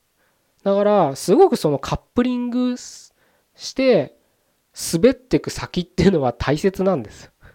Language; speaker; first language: Japanese; native; Japanese